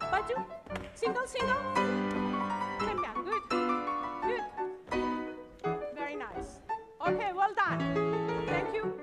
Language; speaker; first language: English; non-native, learner; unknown